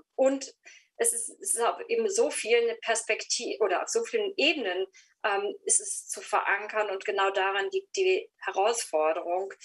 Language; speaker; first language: German; native; German